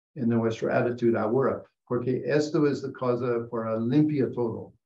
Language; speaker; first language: Spanish; non-native, learner; English